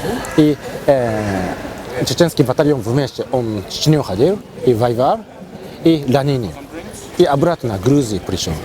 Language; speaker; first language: Russian; non-native, learner; Japanese